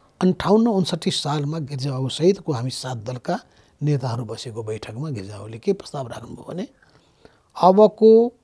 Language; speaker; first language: Nepali; native; Nepali